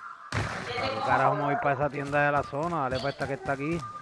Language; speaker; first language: Spanish; native; Spanish